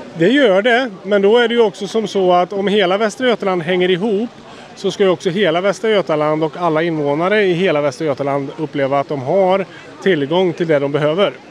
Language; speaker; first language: Swedish; native; Swedish